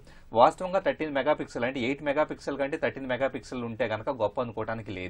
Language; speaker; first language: Telugu; native; Telugu